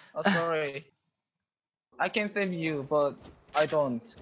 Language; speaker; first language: English; non-native, learner; Korean